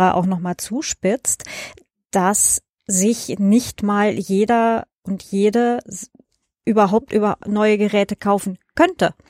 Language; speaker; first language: German; native; German